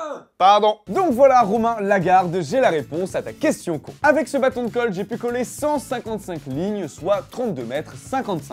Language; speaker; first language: French; native; French